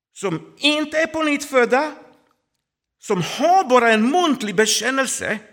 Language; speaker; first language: Swedish; non-native, fluent; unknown